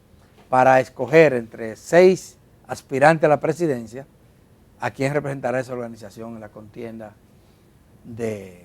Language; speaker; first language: Spanish; native; Spanish